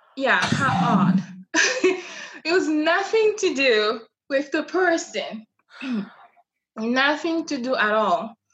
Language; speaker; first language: English; non-native, fluent; French